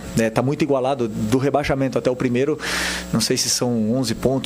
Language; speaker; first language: Portuguese; native; Portuguese